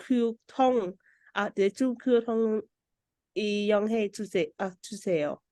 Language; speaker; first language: Korean; non-native, learner; Vietnamese